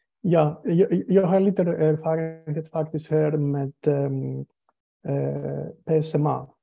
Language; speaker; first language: Swedish; non-native, fluent; Greek